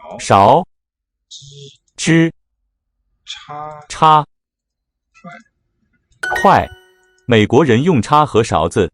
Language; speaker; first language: Chinese; non-native, learner; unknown